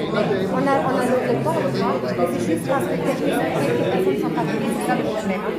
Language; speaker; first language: French; non-native, fluent; German